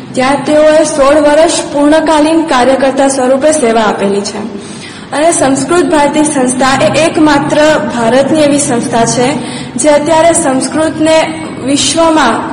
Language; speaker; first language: Gujarati; non-native, local second language; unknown